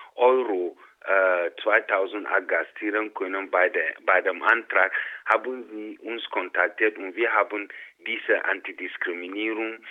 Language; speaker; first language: German; non-native, fluent; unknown